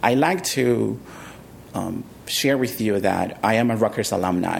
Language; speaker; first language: English; early bilingual, other home language; Spanish